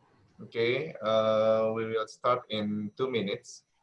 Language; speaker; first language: English; non-native, learner; Indonesian